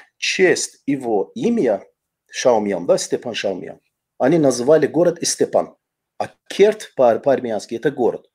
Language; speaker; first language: Russian; non-native, fluent; Azerbaijani